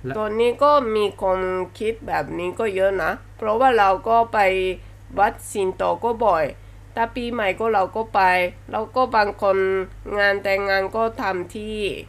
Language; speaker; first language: Thai; non-native, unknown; Japanese